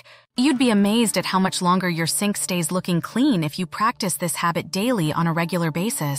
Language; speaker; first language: English; native; English